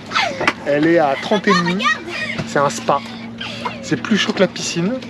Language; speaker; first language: French; native; French